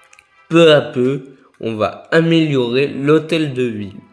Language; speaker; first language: French; native; French